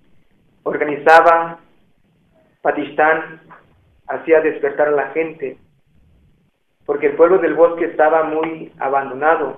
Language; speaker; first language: Spanish; non-native, local second language; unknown